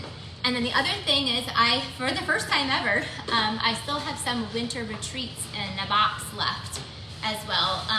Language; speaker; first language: English; native; English